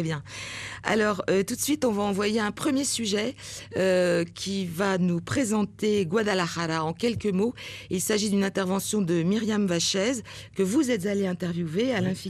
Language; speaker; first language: French; native; French